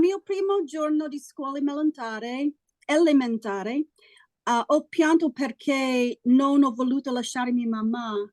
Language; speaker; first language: Italian; non-native, learner; English